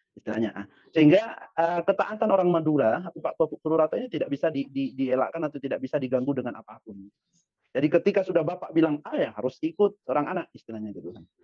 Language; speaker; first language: Indonesian; non-native, local second language; Madurese